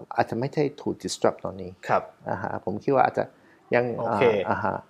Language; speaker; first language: Thai; non-native, fluent; Chinese